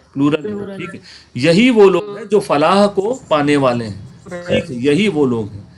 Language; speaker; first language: Urdu; native; Urdu